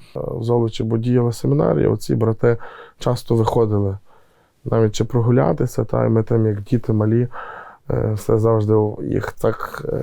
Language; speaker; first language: Ukrainian; native; Ukrainian